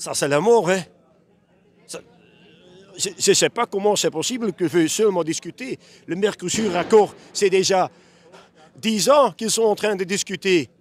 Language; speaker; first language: French; non-native, local second language; Dutch